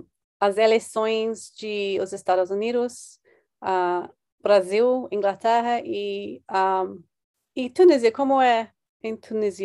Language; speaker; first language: Portuguese; non-native, fluent; English